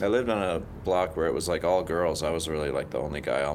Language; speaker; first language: English; native; English